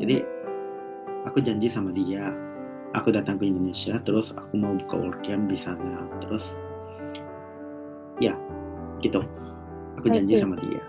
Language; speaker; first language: Indonesian; non-native, fluent; Japanese